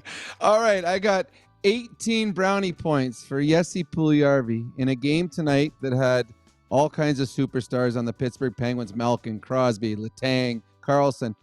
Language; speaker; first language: English; native; English